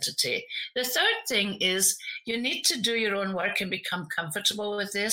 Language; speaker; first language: English; native; English